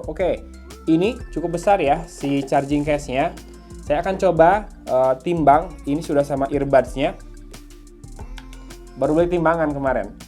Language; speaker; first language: Indonesian; native; Indonesian